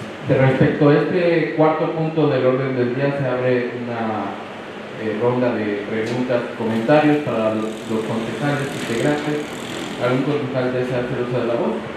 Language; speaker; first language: Spanish; native; Spanish